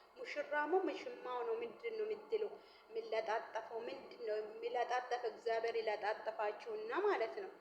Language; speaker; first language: Amharic; non-native, local second language; Oromo